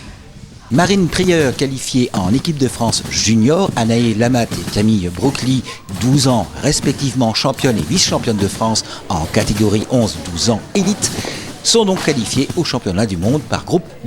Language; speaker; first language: French; native; French